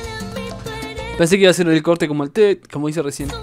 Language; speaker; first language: Spanish; native; Spanish